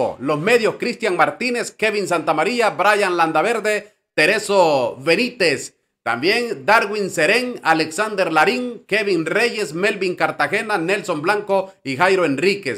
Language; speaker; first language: Spanish; native; Spanish